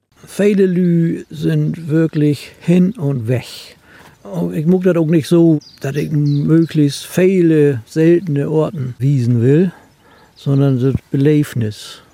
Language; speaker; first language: German; native; German